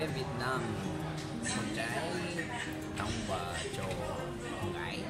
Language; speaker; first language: Vietnamese; non-native, learner; Japanese